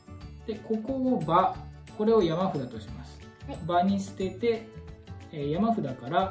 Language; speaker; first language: Japanese; native; Japanese